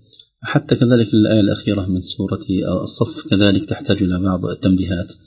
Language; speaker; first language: Arabic; native; Arabic